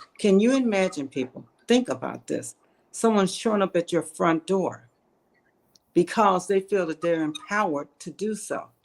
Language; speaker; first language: English; native; English